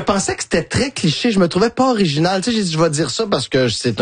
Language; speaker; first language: French; native; French